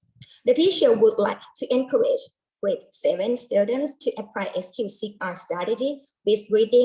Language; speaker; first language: English; non-native, learner; Thai